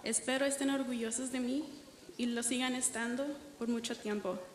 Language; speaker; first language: Spanish; early bilingual, other home language; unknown